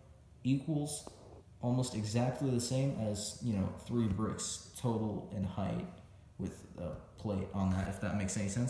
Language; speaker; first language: English; native; English